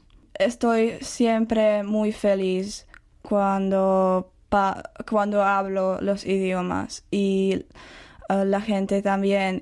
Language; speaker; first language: Spanish; non-native, learner; Czech